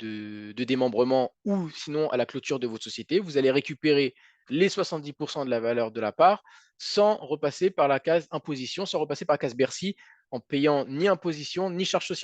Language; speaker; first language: French; native; French